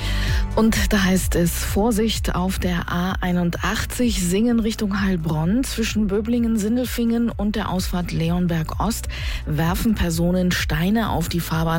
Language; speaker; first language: German; native; German